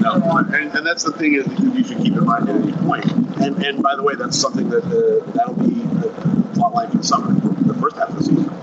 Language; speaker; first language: English; native; English